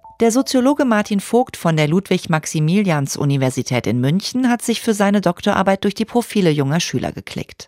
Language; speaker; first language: German; native; German